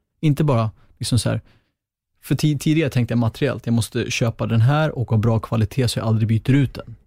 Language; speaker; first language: Swedish; early bilingual, other home language; Kurdish